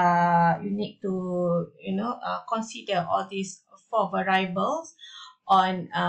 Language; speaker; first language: English; non-native, local second language; Malay